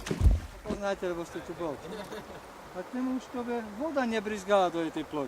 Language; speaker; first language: Russian; non-native, learner; Slovak